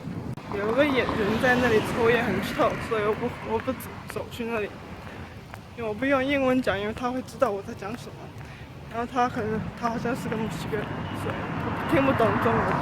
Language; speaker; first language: Chinese; early bilingual, heritage; Chinese